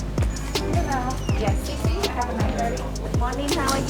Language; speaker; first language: English; native; English